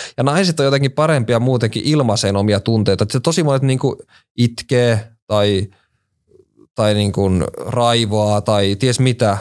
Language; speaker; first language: Finnish; native; Finnish